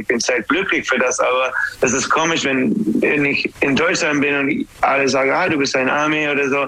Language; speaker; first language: German; non-native, learner; English